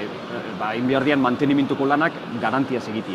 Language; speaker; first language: Basque; native; Basque